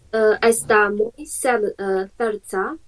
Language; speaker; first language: Spanish; non-native, learner; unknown